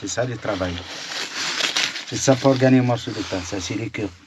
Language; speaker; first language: French; non-native, learner; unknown